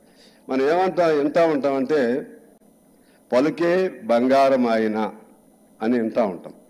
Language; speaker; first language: Telugu; native; Telugu